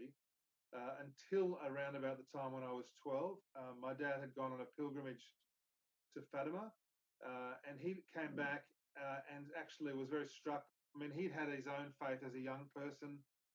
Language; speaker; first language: English; native; English